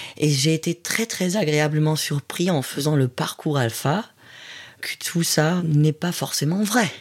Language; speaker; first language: French; non-native, fluent; German